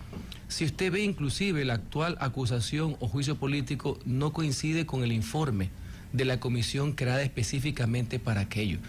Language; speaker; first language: Spanish; native; Spanish